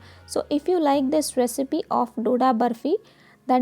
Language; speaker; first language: English; non-native, local second language; Hindi